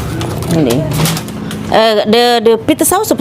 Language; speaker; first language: Dutch; non-native, learner; Indonesian